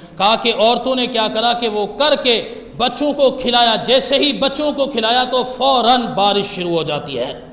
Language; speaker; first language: Urdu; non-native, local second language; Sindhi